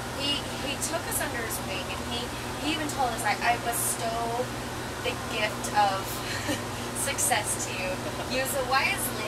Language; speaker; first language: English; native; English